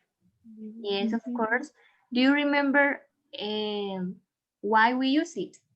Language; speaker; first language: English; non-native, learner; Spanish